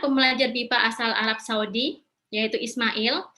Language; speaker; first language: Indonesian; native; Indonesian